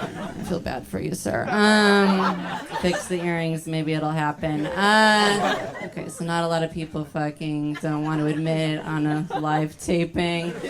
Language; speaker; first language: English; native; English